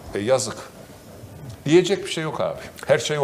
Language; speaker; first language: Turkish; native; Turkish